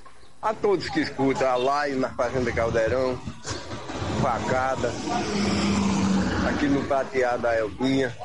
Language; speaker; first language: Portuguese; native; Portuguese